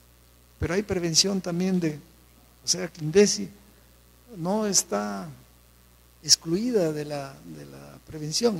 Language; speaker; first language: Spanish; native; Spanish